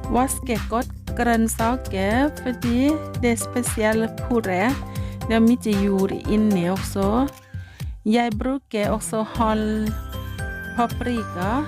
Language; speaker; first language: Norwegian; non-native, learner; Thai